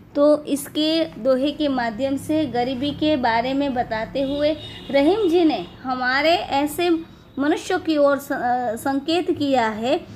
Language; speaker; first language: Hindi; non-native, local second language; Gujarati